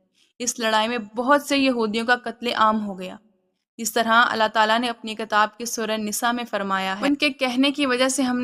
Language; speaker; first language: Urdu; native; Urdu